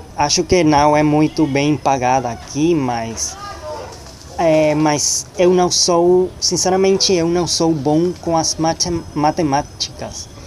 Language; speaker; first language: Portuguese; non-native, learner; Spanish